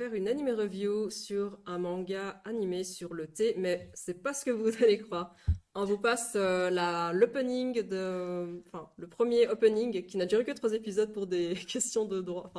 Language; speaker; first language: French; native; French